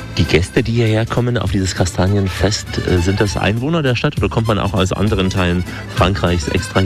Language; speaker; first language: German; native; German